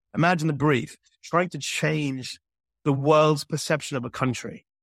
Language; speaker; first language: English; native; English